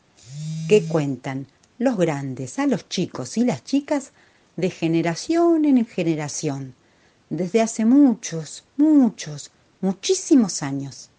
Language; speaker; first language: Spanish; native; Spanish